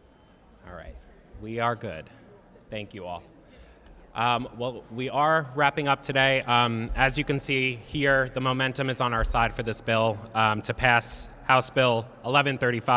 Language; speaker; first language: English; native; English